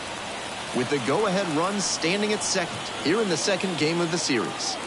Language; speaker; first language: English; native; English